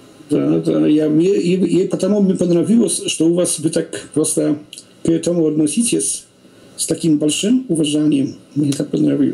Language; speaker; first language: Russian; non-native, learner; Polish